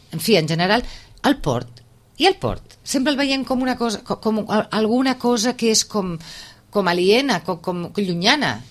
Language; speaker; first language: Catalan; native; Catalan